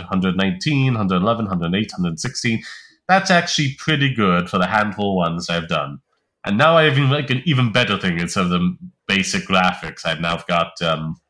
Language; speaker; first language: English; native; English